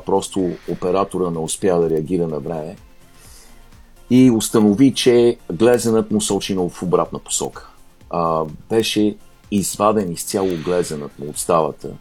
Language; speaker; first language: Bulgarian; native; Bulgarian